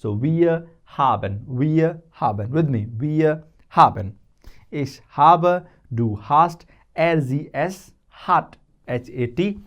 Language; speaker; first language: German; non-native, fluent; Hindi